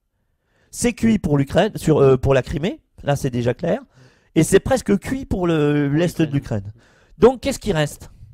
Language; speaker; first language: French; native; French